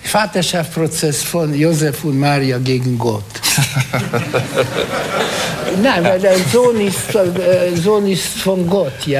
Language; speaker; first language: German; non-native, fluent; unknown